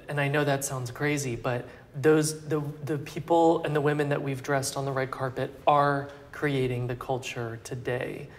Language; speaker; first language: English; native; English